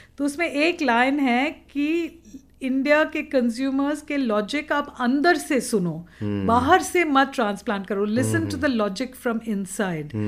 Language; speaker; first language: Hindi; non-native, local second language; Telugu